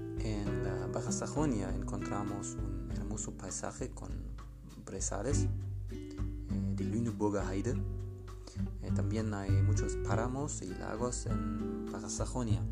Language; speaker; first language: Spanish; non-native, learner; German